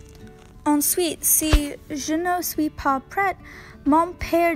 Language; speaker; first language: French; non-native, learner; English